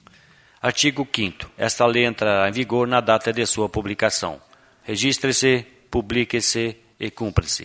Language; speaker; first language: Portuguese; native; Portuguese